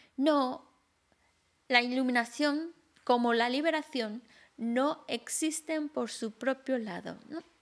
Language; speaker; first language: Spanish; native; Spanish